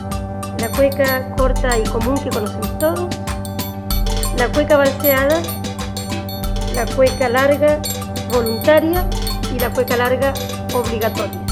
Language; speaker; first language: Spanish; native; Spanish